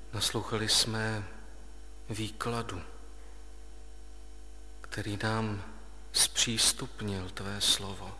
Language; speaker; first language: Czech; native; Czech